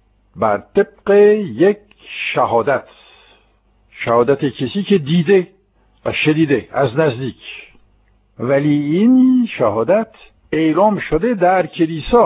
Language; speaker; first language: Persian; non-native, fluent; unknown